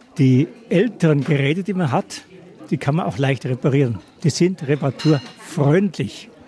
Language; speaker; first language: German; native; German